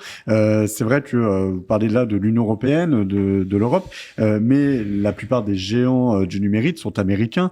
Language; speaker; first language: French; native; French